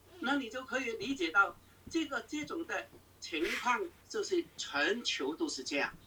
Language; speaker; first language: Chinese; non-native, local second language; Cantonese